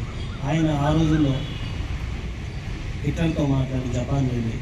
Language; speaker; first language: Telugu; native; Telugu